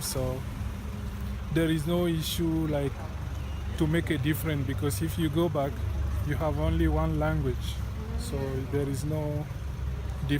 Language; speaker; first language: English; non-native, fluent; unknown